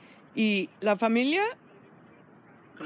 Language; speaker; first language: Spanish; non-native, fluent; English